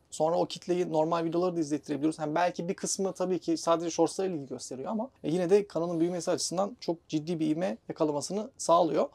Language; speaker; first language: Turkish; native; Turkish